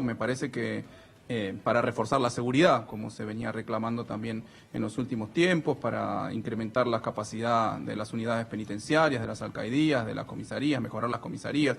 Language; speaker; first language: Spanish; native; Spanish